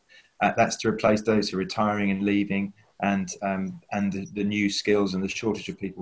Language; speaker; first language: English; native; English